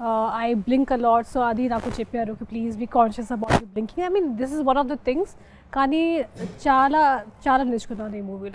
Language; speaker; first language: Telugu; non-native, fluent; Hindi